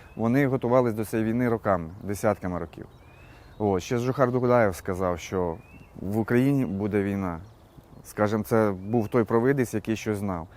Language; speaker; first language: Ukrainian; native; Ukrainian